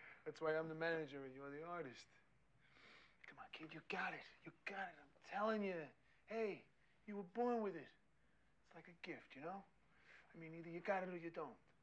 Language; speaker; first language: English; native; English